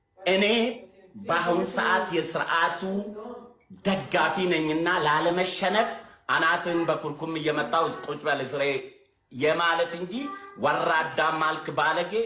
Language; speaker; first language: Amharic; non-native, local second language; Oromo